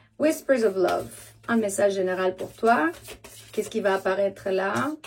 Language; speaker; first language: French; non-native, fluent; Romanian